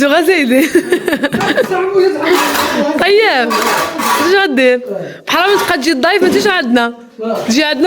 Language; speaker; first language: Arabic; native; Arabic